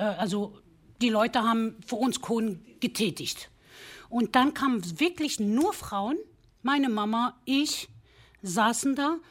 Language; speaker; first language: German; early bilingual, other home language; Kurdish